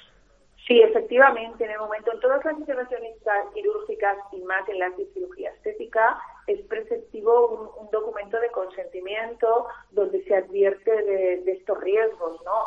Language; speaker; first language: Spanish; native; Spanish